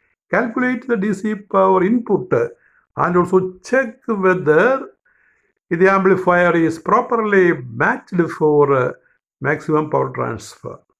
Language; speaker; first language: English; non-native, local second language; Malayalam